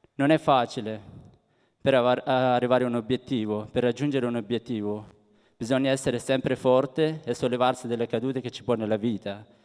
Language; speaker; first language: Italian; non-native, fluent; Persian